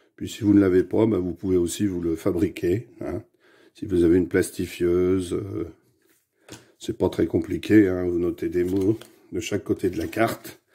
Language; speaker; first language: French; native; French